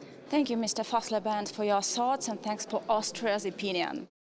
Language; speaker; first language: English; non-native, fluent; Ukrainian